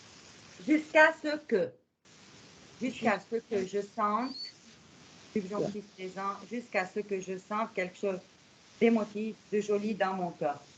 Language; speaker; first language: French; non-native, fluent; Arabic